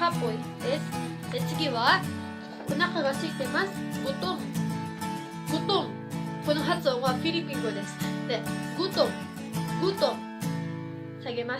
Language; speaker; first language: Japanese; non-native, fluent; Filipino